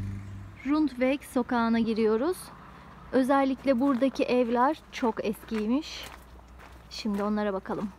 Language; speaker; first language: Turkish; native; Turkish